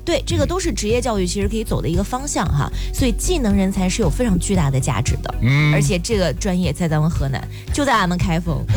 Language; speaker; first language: Chinese; native; Chinese